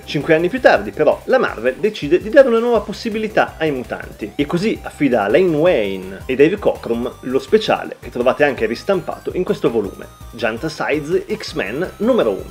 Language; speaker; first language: Italian; native; Italian